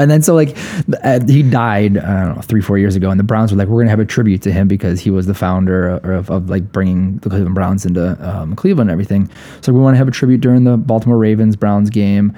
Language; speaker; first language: English; native; English